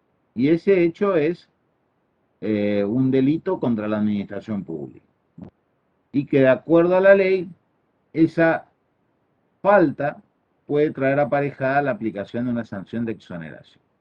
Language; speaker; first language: Spanish; native; Spanish